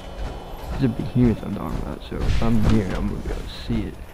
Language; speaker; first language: English; native; English